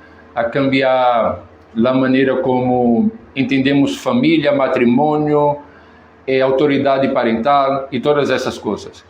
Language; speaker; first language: Spanish; non-native, fluent; Portuguese